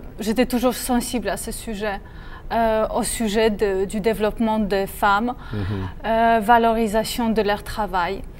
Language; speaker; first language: French; non-native, fluent; Polish